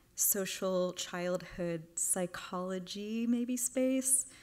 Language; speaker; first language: English; native; English